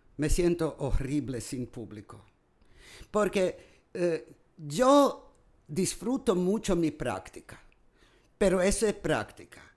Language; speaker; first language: Spanish; non-native, fluent; Serbian